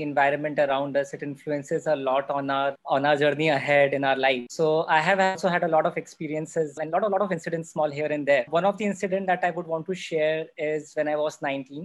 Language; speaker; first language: English; non-native, local second language; Hindi